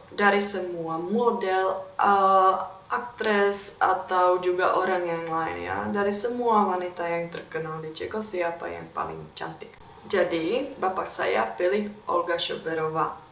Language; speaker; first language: Indonesian; non-native, fluent; Czech